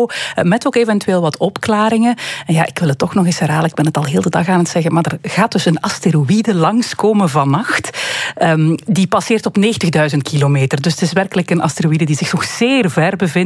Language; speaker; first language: Dutch; native; Dutch